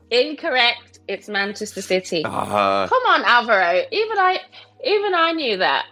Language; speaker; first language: English; native; English